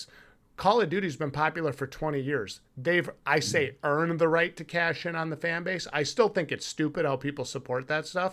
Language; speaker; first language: English; native; English